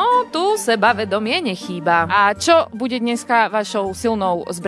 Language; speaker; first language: Slovak; native; Slovak